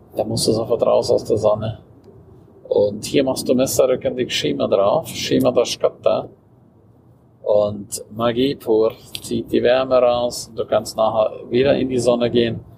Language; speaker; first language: German; non-native, local second language; Romansh